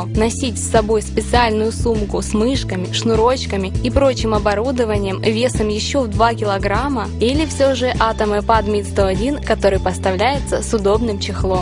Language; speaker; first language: Russian; native; Russian